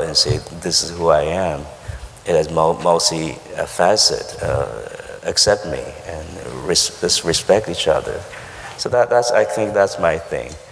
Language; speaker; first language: English; non-native, fluent; Chinese